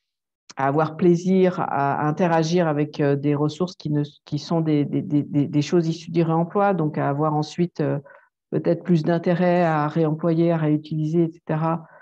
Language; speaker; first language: French; native; French